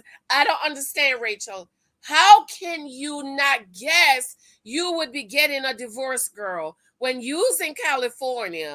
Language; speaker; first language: English; native; English